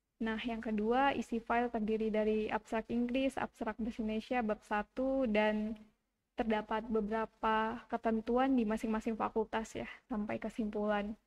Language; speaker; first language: Indonesian; native; Indonesian